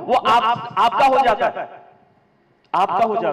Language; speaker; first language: Hindi; native; Hindi